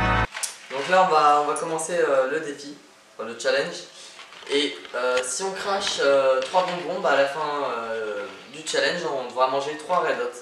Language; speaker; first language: French; native; French